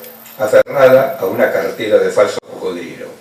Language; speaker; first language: Spanish; native; Spanish